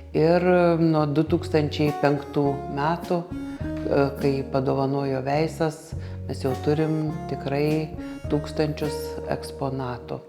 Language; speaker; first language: Lithuanian; native; Lithuanian